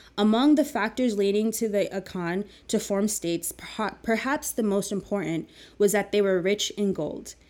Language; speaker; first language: English; early bilingual, other home language; Akan